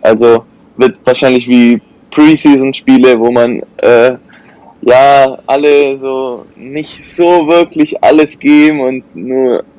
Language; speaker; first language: German; non-native, fluent; Spanish